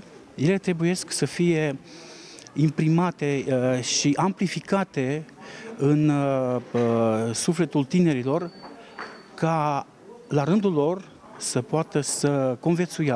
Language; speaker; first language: Romanian; non-native, local second language; Russian